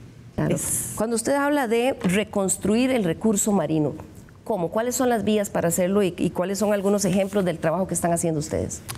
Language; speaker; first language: Spanish; native; Spanish